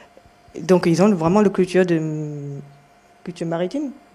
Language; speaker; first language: French; non-native, fluent; Japanese